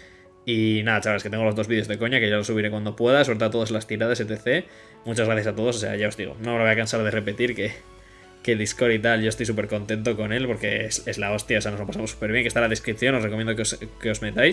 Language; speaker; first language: Spanish; native; Spanish